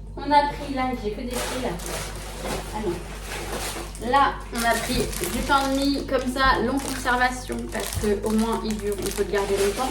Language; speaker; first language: French; native; French